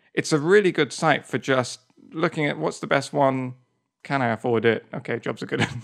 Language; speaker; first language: English; native; English